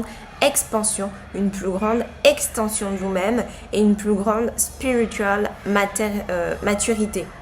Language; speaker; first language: French; native; French